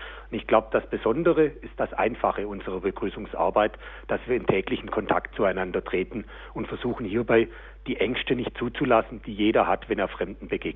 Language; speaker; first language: German; native; German